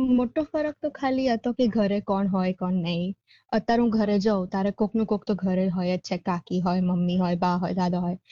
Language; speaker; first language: Gujarati; early bilingual, heritage; Gujarati